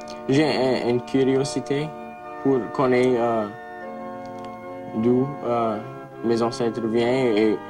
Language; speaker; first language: French; non-native, local second language; English